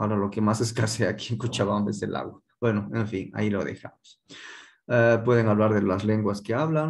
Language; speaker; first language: Spanish; native; Spanish